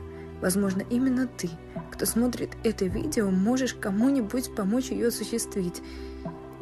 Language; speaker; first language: Russian; native; Russian